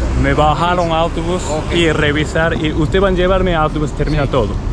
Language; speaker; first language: Spanish; non-native, learner; Japanese